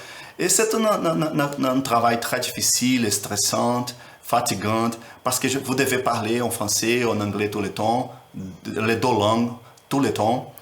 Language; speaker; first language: French; non-native, learner; Portuguese